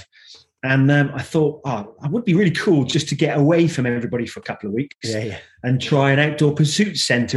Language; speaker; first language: English; native; English